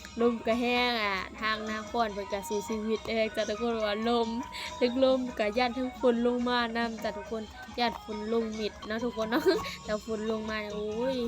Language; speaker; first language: Thai; non-native, local second language; Lao